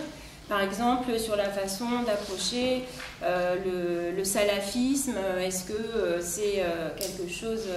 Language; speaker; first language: French; native; French